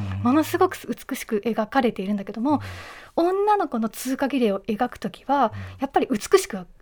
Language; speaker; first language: Japanese; native; Japanese